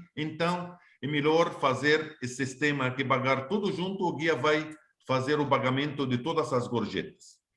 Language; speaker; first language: Portuguese; non-native, fluent; Arabic